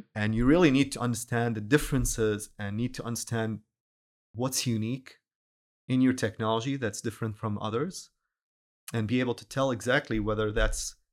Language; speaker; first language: English; non-native, fluent; Arabic